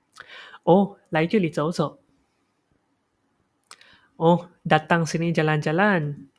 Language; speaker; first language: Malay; non-native, local second language; Chinese